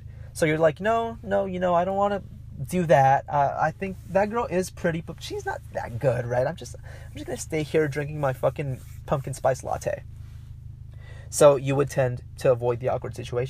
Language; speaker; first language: English; non-native, fluent; Spanish